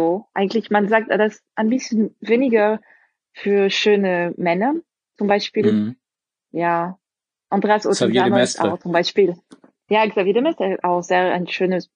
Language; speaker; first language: German; non-native, fluent; French